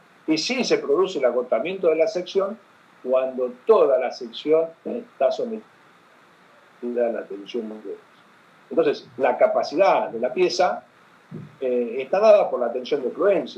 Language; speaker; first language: Spanish; native; Spanish